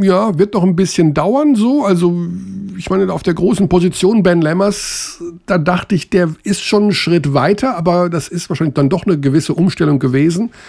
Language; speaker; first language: German; native; German